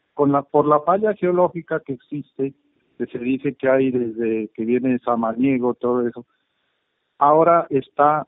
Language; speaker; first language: Spanish; native; Spanish